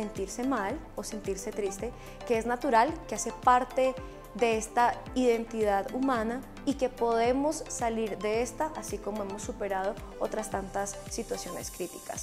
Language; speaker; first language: Spanish; native; Spanish